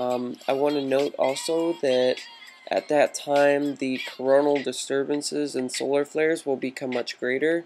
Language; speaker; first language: English; native; English